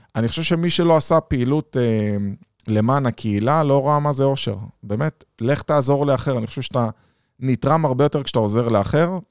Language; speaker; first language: Hebrew; native; Hebrew